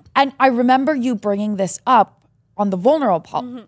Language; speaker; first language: English; native; English